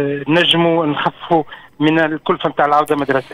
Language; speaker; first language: Arabic; native; Arabic